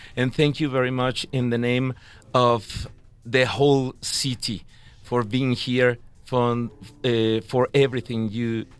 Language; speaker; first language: English; non-native, fluent; Spanish